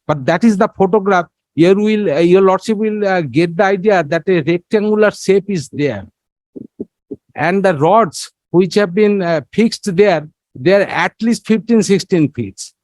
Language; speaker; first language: English; non-native, local second language; Bangla